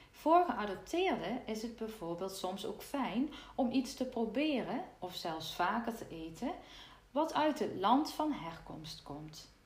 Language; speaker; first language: Dutch; native; Dutch